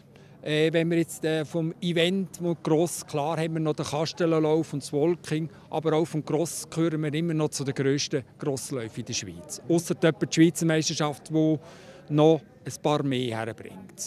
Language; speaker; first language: German; native; German